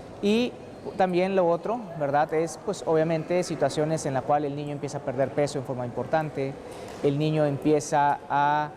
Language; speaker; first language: Spanish; native; Spanish